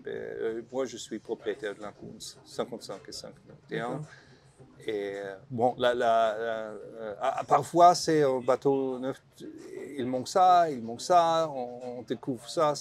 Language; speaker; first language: French; non-native, learner; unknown